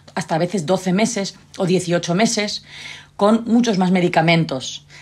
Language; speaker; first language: Spanish; native; Spanish